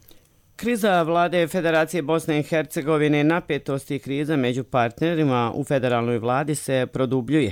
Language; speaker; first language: Croatian; native; Croatian